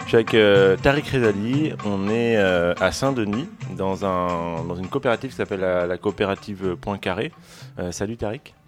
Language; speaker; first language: French; native; French